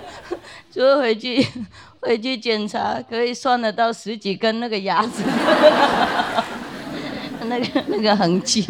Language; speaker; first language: Chinese; non-native, fluent; Vietnamese